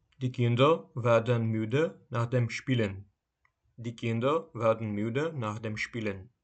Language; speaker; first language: German; non-native, fluent; Ukrainian